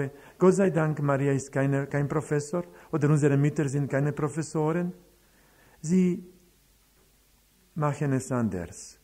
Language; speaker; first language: German; non-native, fluent; Croatian